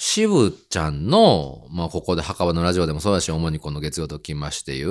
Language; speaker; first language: Japanese; native; Japanese